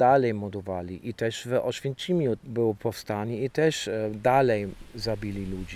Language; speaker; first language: Polish; non-native, fluent; German